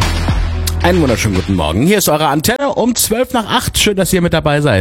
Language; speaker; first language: German; native; German